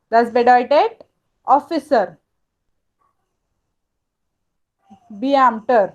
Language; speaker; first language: German; non-native, fluent; Hindi